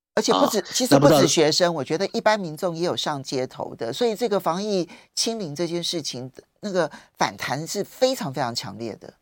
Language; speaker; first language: Chinese; native; Chinese